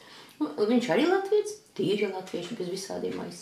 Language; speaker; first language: Latvian; early bilingual, heritage; Latvian